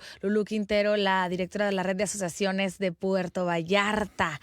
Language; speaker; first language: Spanish; native; Spanish